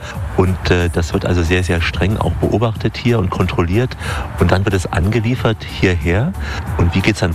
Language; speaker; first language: German; native; German